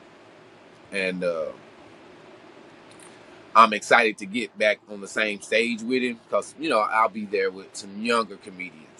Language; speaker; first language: English; native; English